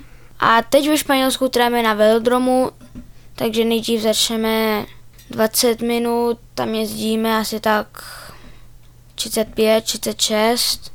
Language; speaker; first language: Czech; early bilingual, heritage; Czech